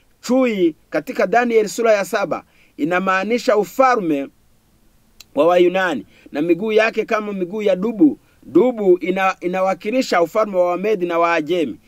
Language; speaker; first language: Swahili; non-native, local second language; Kinyarwanda